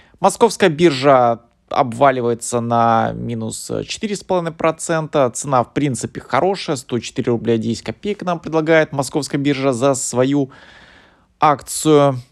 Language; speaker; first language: Russian; native; Russian